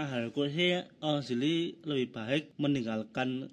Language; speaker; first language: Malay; non-native, local second language; Javanese